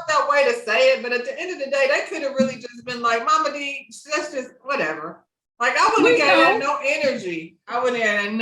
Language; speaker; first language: English; native; English